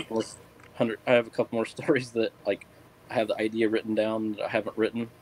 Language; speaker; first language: English; native; English